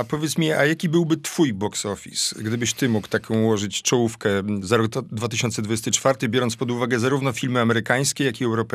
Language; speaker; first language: Polish; native; Polish